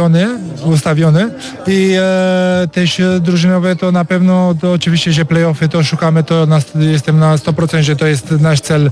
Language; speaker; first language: Polish; non-native, learner; Romanian